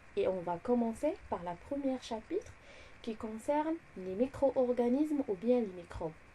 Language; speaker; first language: French; non-native, local second language; Arabic